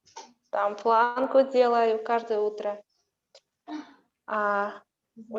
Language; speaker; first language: Russian; non-native, local second language; Kazakh